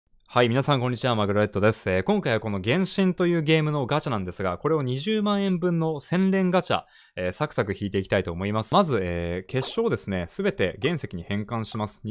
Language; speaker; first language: Japanese; native; Japanese